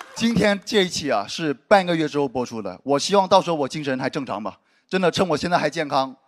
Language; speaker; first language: Chinese; native; Chinese